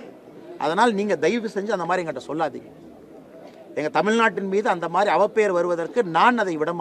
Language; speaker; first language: Tamil; native; Tamil